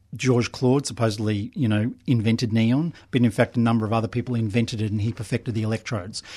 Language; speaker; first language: English; native; English